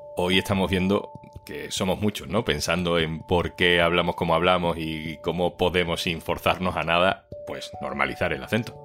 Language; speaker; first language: Spanish; native; Spanish